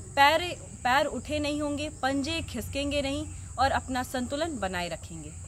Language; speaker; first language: Hindi; native; Hindi